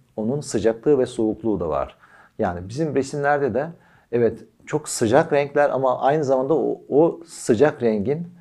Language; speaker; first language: Turkish; native; Turkish